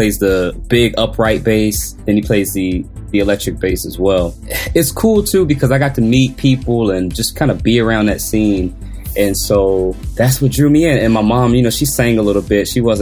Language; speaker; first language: English; native; English